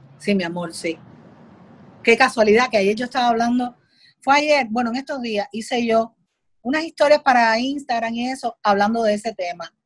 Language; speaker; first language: Spanish; native; Spanish